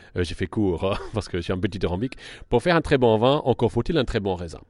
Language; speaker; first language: French; non-native, fluent; English